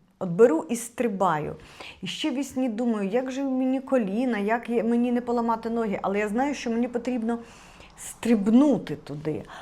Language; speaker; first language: Ukrainian; non-native, local second language; Russian